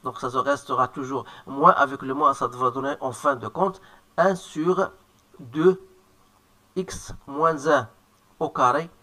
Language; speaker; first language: French; non-native, local second language; Arabic